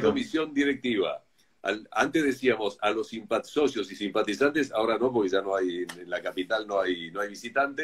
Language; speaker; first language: Spanish; native; Spanish